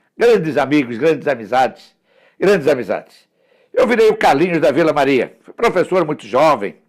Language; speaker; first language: Portuguese; early bilingual, other home language; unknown